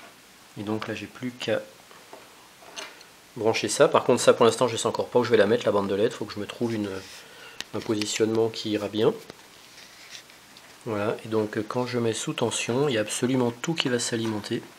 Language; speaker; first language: French; native; French